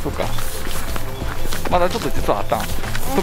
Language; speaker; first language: Japanese; native; Japanese